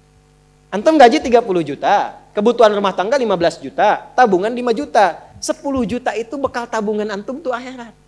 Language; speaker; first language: Indonesian; native; Indonesian